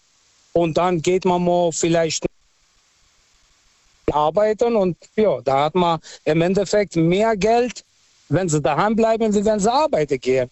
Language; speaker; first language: German; non-native, fluent; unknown